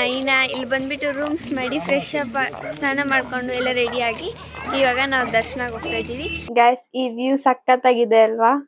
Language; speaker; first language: Kannada; non-native, local second language; Telugu